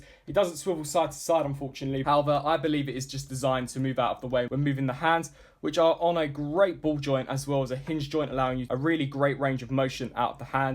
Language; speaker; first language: English; native; English